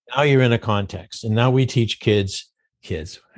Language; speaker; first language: English; native; English